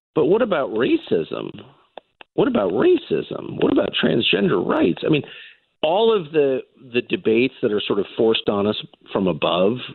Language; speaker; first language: English; native; English